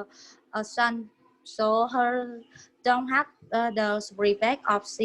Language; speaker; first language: English; non-native, learner; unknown